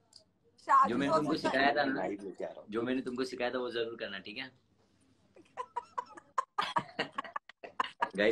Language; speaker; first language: Hindi; native; Hindi